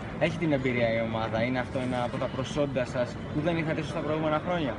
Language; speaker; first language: Greek; native; Greek